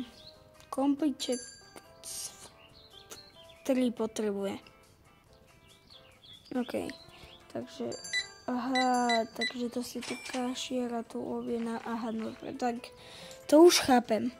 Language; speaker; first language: Slovak; native; Slovak